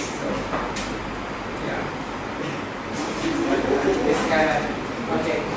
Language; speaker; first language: English; non-native, learner; Thai